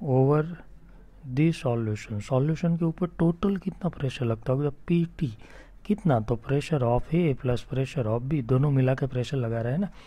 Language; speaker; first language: Hindi; non-native, local second language; Gujarati